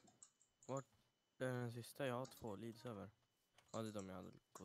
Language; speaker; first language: Swedish; native; Swedish